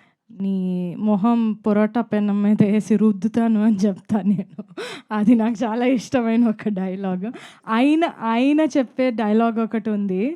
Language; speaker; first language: Telugu; non-native, fluent; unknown